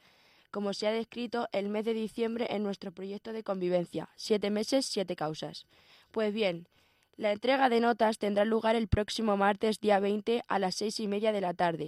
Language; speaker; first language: Spanish; native; Spanish